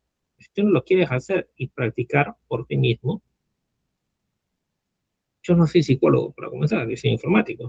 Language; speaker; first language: Spanish; native; Spanish